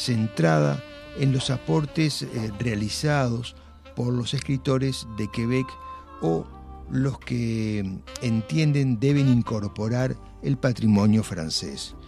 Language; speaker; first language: Spanish; native; Spanish